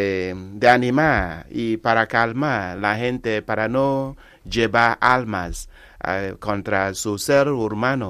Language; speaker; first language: Spanish; non-native, learner; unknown